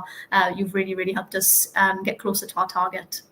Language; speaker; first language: English; native; English